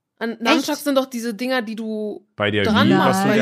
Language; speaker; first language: German; native; German